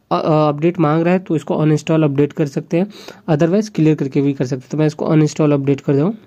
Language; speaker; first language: Hindi; native; Hindi